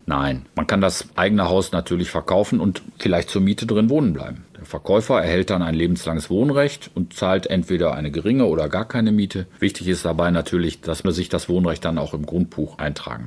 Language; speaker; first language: German; native; German